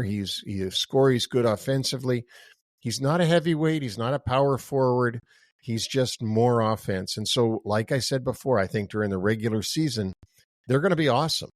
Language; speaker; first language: English; native; English